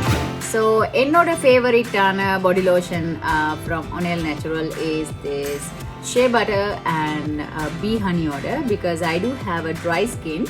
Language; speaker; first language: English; non-native, local second language; Tamil